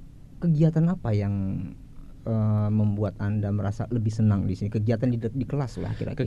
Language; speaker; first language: Indonesian; native; Indonesian